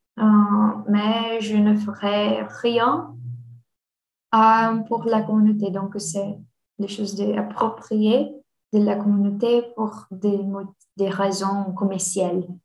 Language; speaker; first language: French; non-native, learner; Portuguese